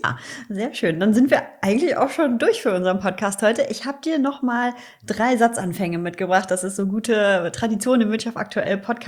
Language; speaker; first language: German; native; German